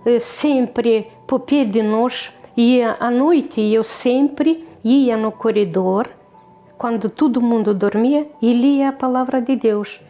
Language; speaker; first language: Portuguese; non-native, fluent; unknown